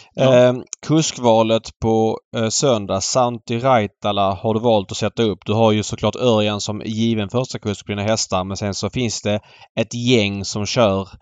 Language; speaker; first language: Swedish; native; Swedish